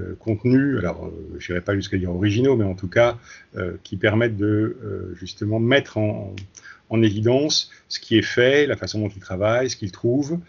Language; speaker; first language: French; native; French